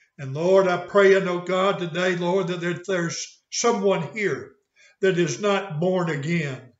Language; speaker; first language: English; native; English